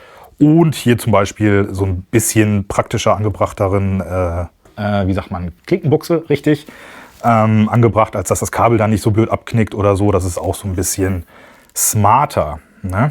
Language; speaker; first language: German; native; German